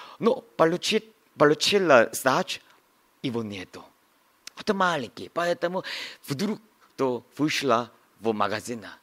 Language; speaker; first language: Russian; non-native, learner; Korean